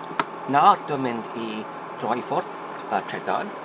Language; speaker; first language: Welsh; non-native, learner; Polish